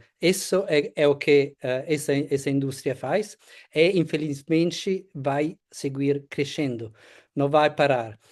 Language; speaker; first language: Portuguese; non-native, fluent; Italian